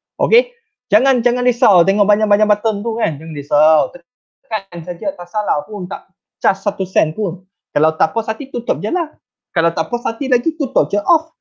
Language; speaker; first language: Malay; non-native, local second language; Chinese